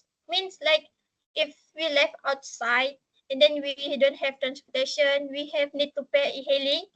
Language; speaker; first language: English; non-native, learner; Malay